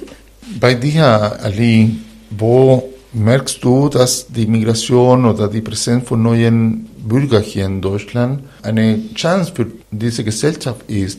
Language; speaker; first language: German; non-native, fluent; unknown